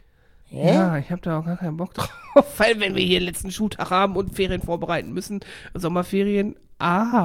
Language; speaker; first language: German; native; German